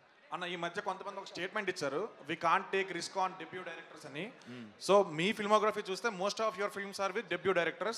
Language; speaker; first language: Telugu; native; Telugu